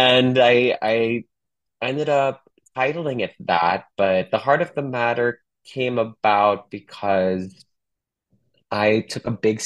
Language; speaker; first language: English; non-native, local second language; Filipino